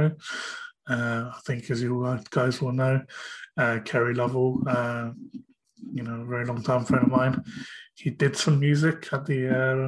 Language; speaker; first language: English; native; English